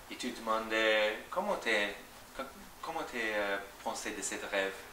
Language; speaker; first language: French; non-native, fluent; English